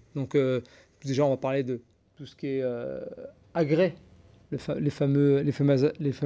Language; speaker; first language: French; native; French